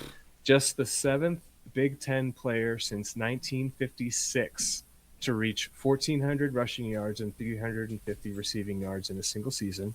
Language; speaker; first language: English; native; English